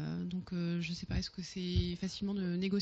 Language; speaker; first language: French; native; French